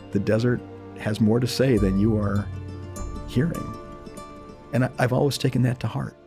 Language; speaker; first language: English; early bilingual, other home language; Spanish